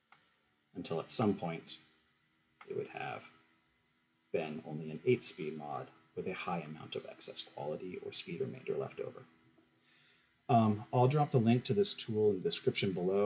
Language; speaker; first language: English; native; English